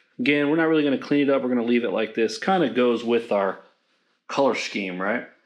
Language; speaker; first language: English; native; English